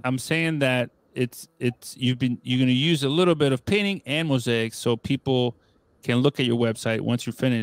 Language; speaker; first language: English; non-native, fluent; Spanish